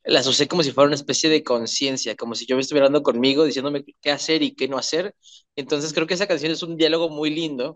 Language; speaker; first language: Spanish; native; Spanish